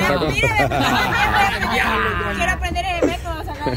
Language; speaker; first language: Spanish; native; Spanish